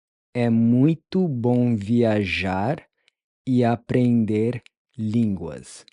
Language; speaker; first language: Portuguese; non-native, fluent; English